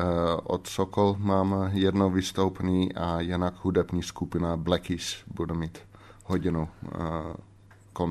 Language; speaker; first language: Czech; non-native, fluent; Dutch